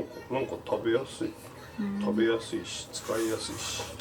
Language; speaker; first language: Japanese; native; Japanese